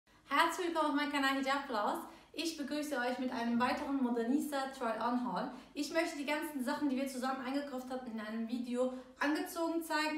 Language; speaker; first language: German; early bilingual, other home language; Turkish